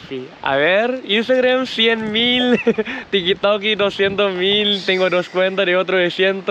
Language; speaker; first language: Spanish; non-native, learner; Thai